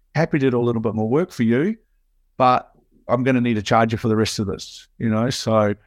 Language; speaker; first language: English; native; English